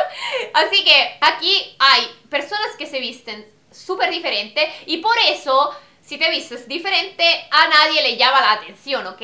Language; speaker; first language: Spanish; non-native, fluent; Italian